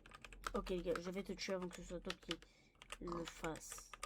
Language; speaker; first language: French; native; French